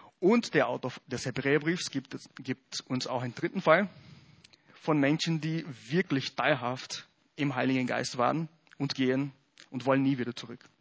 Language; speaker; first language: German; non-native, fluent; Portuguese